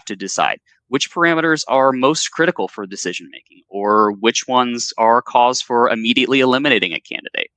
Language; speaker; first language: English; native; English